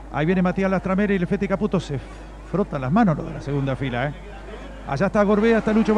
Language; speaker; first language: Spanish; native; Spanish